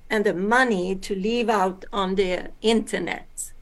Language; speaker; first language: English; early bilingual, other home language; Swedish